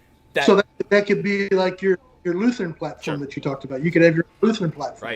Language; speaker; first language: English; native; English